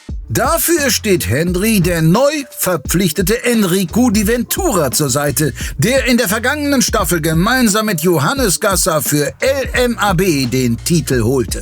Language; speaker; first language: German; native; German